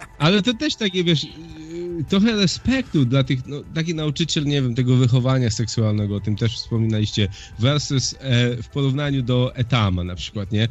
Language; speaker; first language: Polish; early bilingual, heritage; Polish